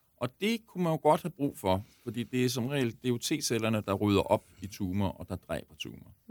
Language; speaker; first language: Danish; native; Danish